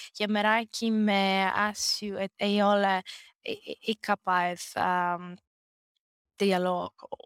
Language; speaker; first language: Estonian; non-native, learner; Greek